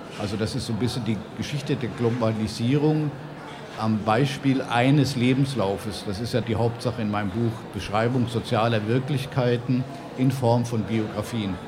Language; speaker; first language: German; native; German